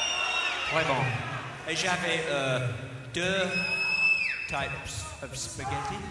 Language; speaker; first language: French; non-native, learner; English